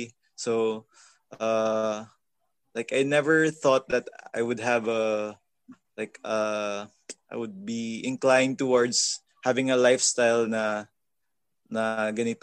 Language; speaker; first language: English; non-native, local second language; Filipino